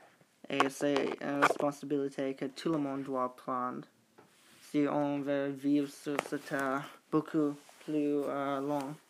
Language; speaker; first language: French; non-native, learner; English